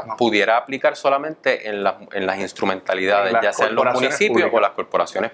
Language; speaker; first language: Spanish; native; Spanish